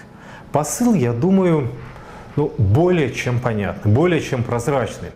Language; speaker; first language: Russian; native; Russian